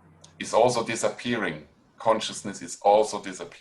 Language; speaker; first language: English; non-native, fluent; German